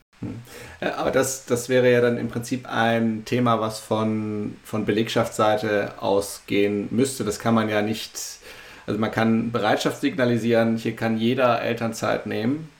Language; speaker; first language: German; native; German